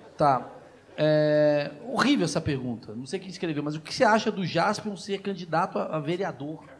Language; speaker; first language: Portuguese; native; Portuguese